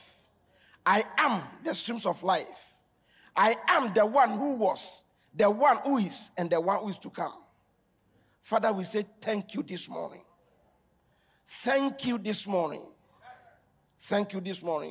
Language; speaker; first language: English; non-native, local second language; Akan